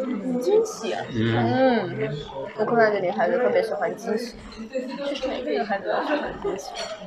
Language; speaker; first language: Chinese; non-native, fluent; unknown